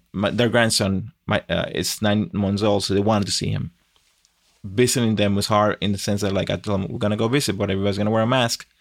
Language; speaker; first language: English; non-native, fluent; Spanish